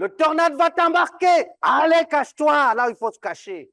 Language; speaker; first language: French; non-native, local second language; Kinyarwanda